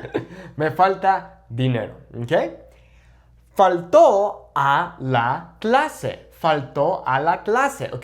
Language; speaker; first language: Spanish; non-native, fluent; English